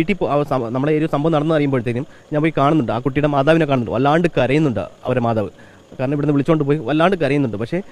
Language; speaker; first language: Malayalam; native; Malayalam